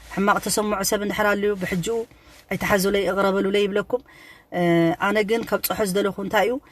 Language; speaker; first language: Tigrinya; native; Tigrinya